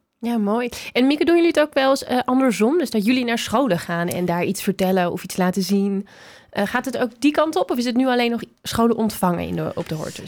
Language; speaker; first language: Dutch; native; Dutch